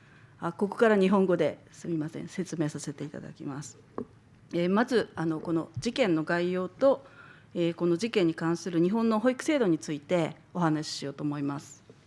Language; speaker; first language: Japanese; native; Japanese